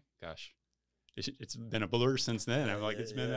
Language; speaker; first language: English; native; English